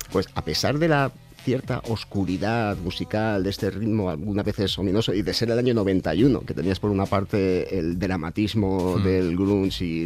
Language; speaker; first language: Spanish; native; Spanish